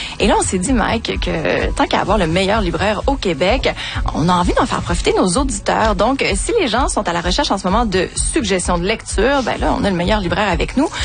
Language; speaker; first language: French; native; French